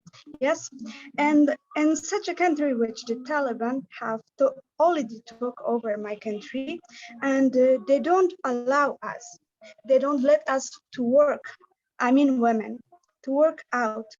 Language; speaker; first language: English; non-native, fluent; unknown